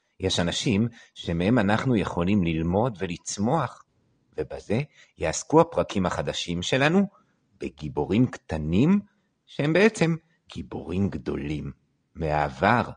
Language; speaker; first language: Hebrew; native; Hebrew